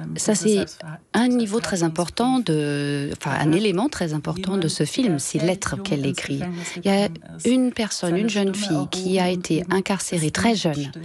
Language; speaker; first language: French; non-native, fluent; German